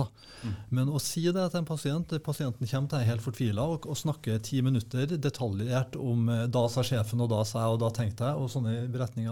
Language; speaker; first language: Norwegian; native; Norwegian